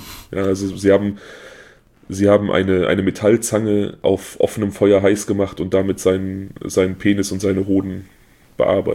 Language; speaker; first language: German; native; German